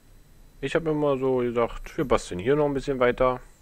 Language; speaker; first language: German; native; German